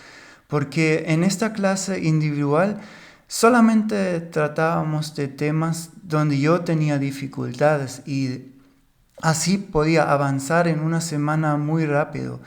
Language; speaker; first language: Spanish; non-native, fluent; German